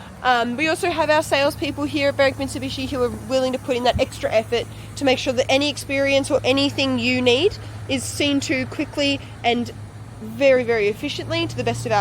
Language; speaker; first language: English; native; English